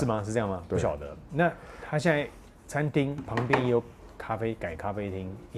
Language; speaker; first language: Chinese; native; Chinese